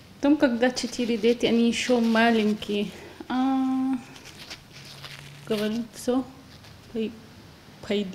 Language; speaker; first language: Russian; non-native, learner; Arabic